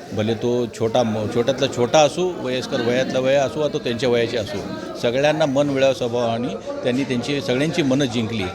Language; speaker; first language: Marathi; native; Marathi